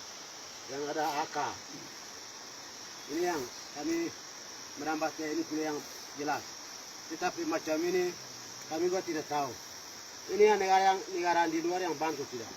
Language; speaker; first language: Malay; non-native, local second language; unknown